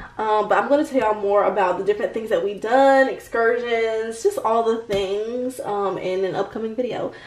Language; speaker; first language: English; native; English